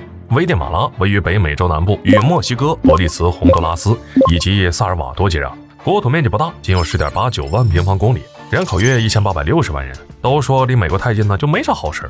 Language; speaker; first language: Chinese; native; Chinese